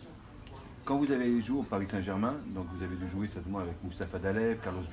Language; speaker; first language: French; native; French